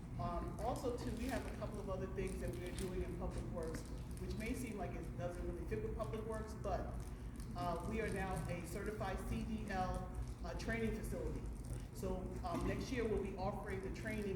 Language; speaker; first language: English; native; English